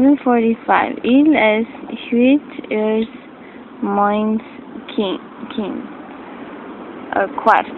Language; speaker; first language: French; non-native, learner; English